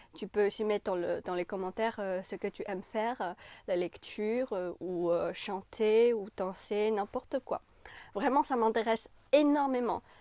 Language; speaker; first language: French; non-native, fluent; Chinese